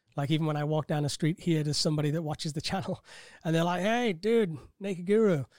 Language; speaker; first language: English; native; English